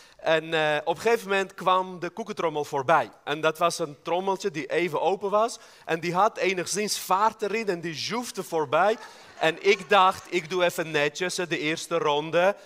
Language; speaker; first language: Dutch; non-native, fluent; Armenian